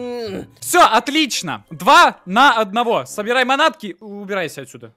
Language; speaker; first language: Russian; native; Russian